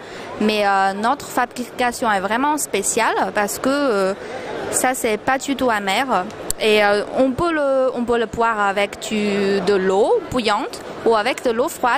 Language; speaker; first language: French; non-native, fluent; Chinese